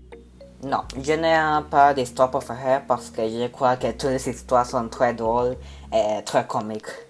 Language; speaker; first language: French; non-native, learner; Spanish